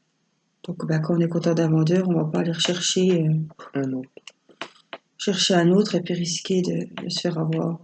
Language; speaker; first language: French; native; French